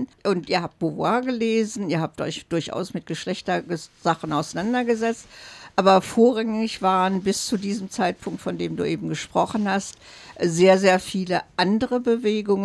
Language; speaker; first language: German; native; German